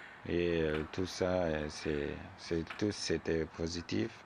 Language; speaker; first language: French; non-native, learner; Arabic